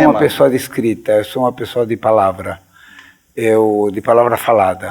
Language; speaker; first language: Portuguese; non-native, fluent; Spanish